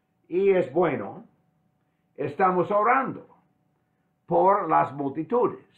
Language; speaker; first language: Spanish; non-native, fluent; English